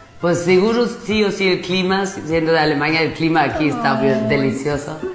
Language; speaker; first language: Spanish; non-native, fluent; German